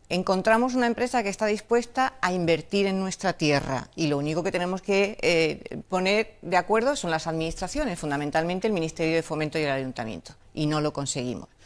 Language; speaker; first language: Spanish; native; Spanish